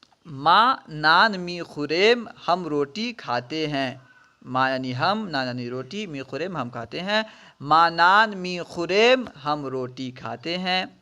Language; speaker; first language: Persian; non-native, fluent; Urdu